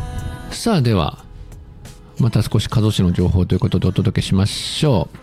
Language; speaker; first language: Japanese; native; Japanese